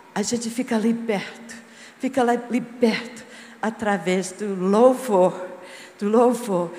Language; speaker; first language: Portuguese; non-native, fluent; English